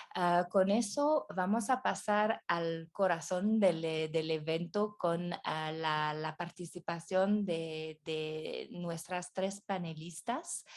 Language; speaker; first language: Spanish; non-native, fluent; French